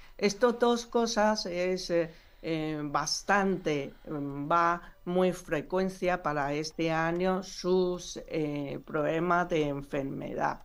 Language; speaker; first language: Spanish; non-native, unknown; Chinese